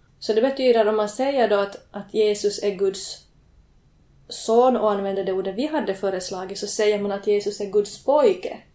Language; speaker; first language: Swedish; native; Swedish